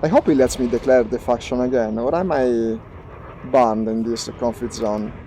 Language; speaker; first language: English; non-native, fluent; Italian